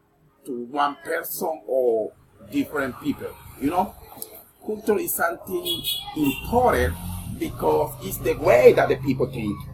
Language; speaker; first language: English; non-native, learner; Spanish